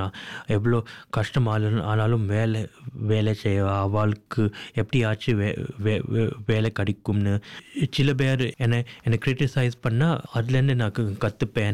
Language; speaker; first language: Tamil; early bilingual, heritage; Tamil